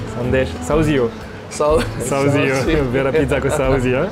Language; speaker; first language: Nepali; non-native, learner; French